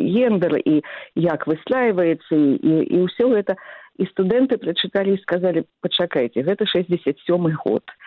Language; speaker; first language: Belarusian; native; Belarusian